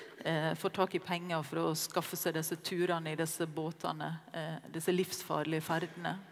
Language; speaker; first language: Norwegian; native; Norwegian